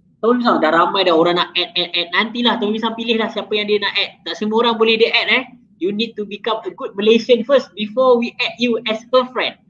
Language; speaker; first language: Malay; native; Malay